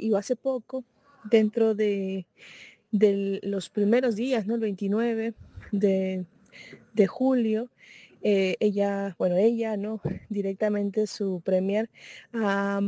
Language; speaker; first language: Spanish; native; Spanish